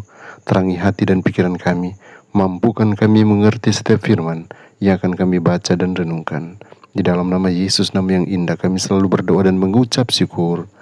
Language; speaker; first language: Indonesian; native; Indonesian